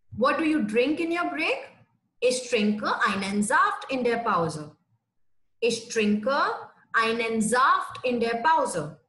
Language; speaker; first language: German; non-native, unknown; Hindi